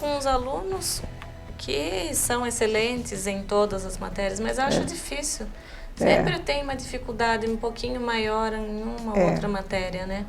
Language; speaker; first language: Portuguese; native; Portuguese